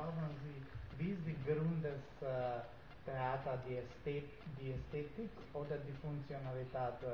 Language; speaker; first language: German; non-native, learner; Macedonian